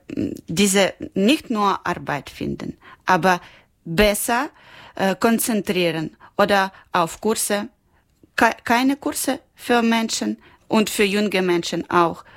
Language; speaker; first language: German; non-native, learner; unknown